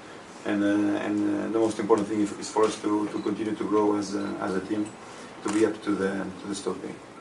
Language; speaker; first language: English; non-native, fluent; Portuguese